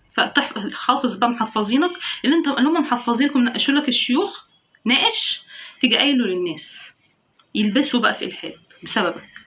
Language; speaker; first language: Egyptian Arabic; native; Egyptian Arabic